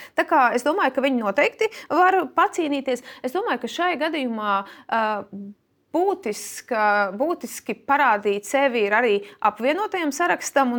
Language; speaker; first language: Latvian; native; Latvian